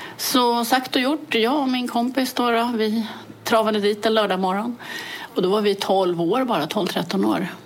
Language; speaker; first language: Swedish; early bilingual, other home language; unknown